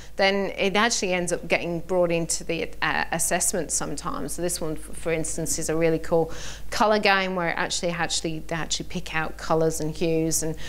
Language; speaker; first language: English; native; English